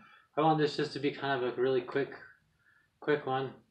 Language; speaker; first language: English; native; English